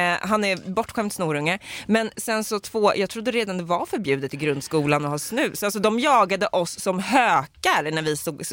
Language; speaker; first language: Swedish; native; Swedish